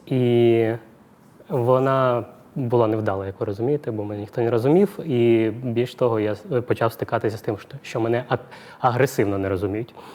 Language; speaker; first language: Ukrainian; non-native, local second language; Russian